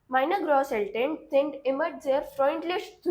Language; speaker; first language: German; non-native, fluent; Hindi